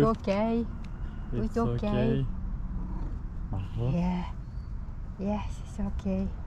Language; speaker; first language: English; non-native, learner; Turkish